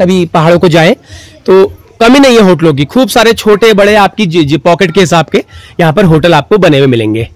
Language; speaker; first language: Hindi; native; Hindi